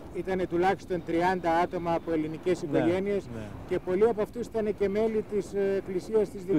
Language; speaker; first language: Greek; native; Greek